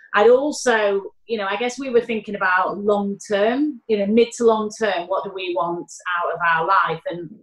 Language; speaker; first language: English; native; English